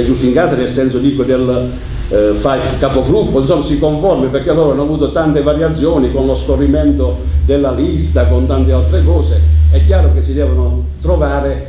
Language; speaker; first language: Italian; native; Italian